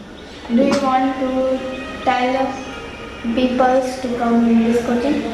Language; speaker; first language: English; non-native, learner; Hindi